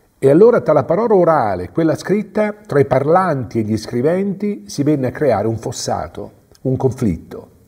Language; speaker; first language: Italian; native; Italian